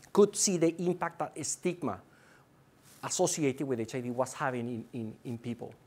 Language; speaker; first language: English; non-native, fluent; Spanish